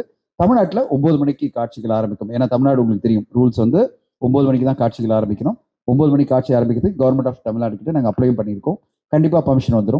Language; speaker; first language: Tamil; native; Tamil